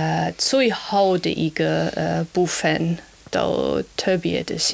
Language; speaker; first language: Chinese; non-native, fluent; German